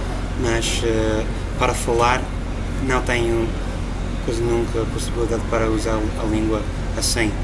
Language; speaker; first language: Portuguese; non-native, fluent; English